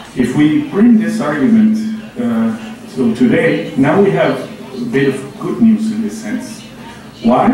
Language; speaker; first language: English; non-native, fluent; Spanish